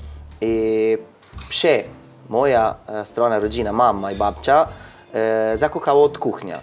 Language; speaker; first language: Polish; non-native, learner; Italian